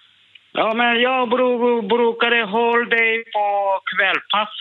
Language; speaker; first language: Swedish; non-native, learner; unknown